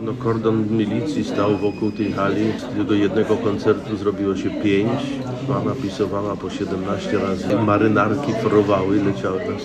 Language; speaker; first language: Polish; native; Polish